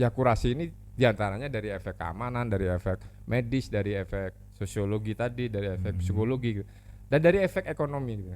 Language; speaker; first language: Indonesian; non-native, local second language; Javanese